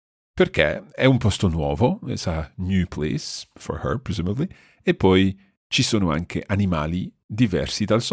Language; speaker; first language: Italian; non-native, fluent; English